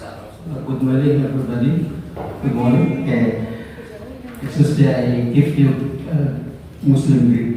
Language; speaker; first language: English; non-native, learner; Indonesian